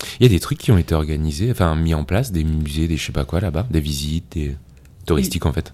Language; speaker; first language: French; native; French